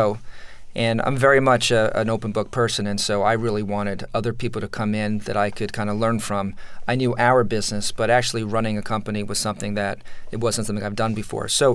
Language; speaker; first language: English; native; English